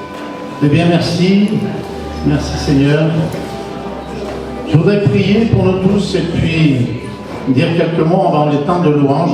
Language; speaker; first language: French; native; French